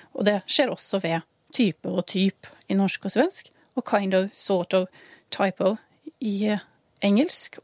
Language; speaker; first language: Norwegian; native; Norwegian